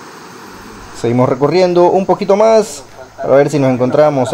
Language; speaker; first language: Spanish; native; Spanish